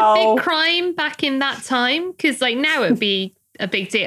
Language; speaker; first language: English; native; English